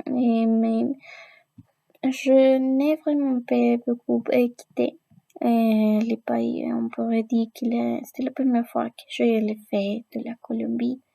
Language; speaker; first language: French; non-native, learner; Spanish